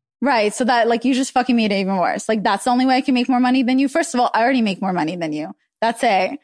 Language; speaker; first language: English; early bilingual, other home language; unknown